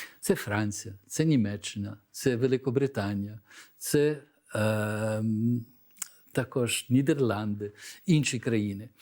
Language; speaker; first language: Ukrainian; early bilingual, heritage; Ukrainian